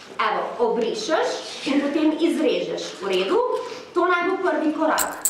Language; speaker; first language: Slovenian; native; Slovenian